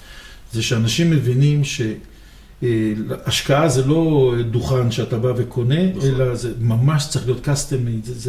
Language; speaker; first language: Hebrew; native; Hebrew